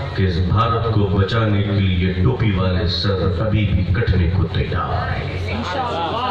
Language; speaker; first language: Urdu; native; Urdu